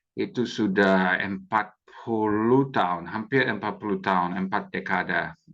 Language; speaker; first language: Indonesian; non-native, fluent; English